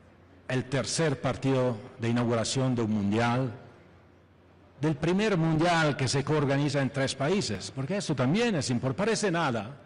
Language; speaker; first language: Spanish; non-native, fluent; Italian